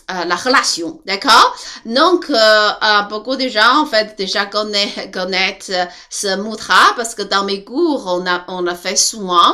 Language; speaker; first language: French; non-native, learner; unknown